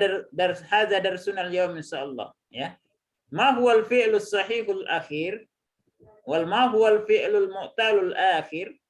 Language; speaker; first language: Arabic; non-native, fluent; Indonesian